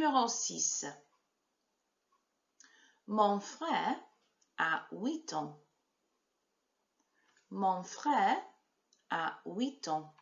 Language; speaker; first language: French; non-native, fluent; English